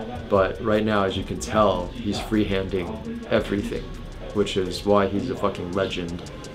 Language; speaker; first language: English; early bilingual, other home language; Chinese